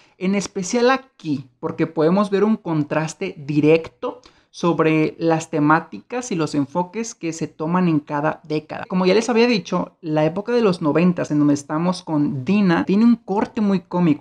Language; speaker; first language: Spanish; native; Spanish